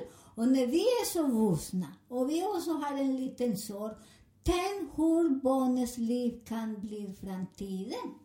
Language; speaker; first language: Swedish; non-native, learner; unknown